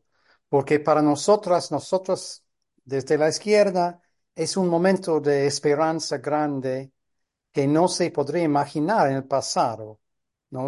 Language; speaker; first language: Spanish; non-native, fluent; English